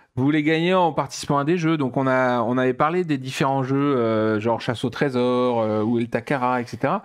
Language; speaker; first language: French; native; French